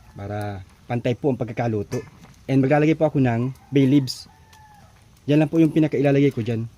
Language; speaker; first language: Filipino; non-native, local second language; Bikol